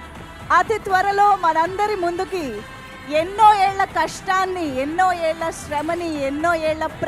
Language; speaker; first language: Telugu; native; Telugu